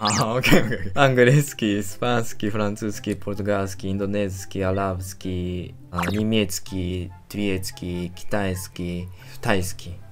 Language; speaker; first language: Russian; non-native, learner; Japanese